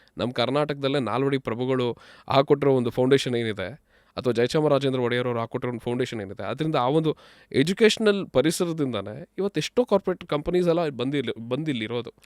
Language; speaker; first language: Kannada; non-native, local second language; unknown